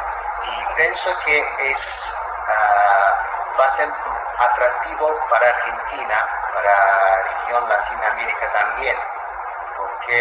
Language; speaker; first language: Spanish; non-native, fluent; Azerbaijani